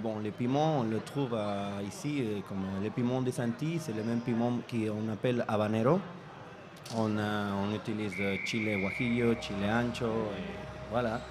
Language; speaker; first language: French; non-native, fluent; Spanish